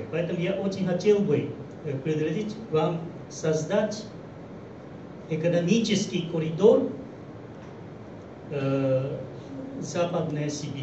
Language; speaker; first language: Russian; non-native, fluent; Japanese